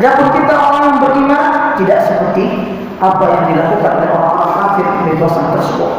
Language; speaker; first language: Indonesian; native; Indonesian